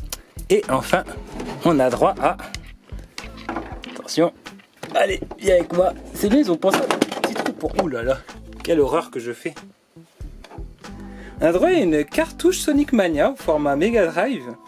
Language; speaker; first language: French; native; French